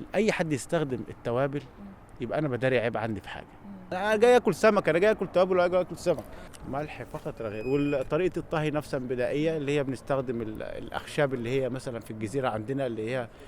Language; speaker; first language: Egyptian Arabic; native; Egyptian Arabic